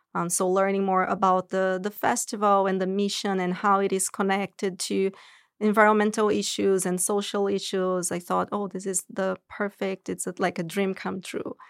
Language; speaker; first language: English; non-native, fluent; Portuguese